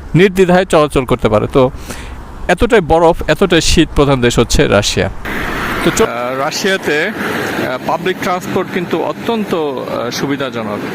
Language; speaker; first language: Bangla; native; Bangla